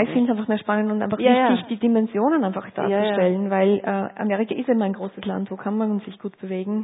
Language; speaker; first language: German; native; German